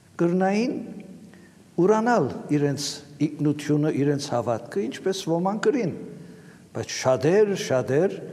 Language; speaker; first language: Armenian; native; Armenian